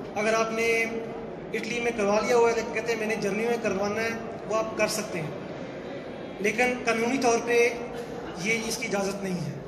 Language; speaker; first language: Urdu; non-native, local second language; Punjabi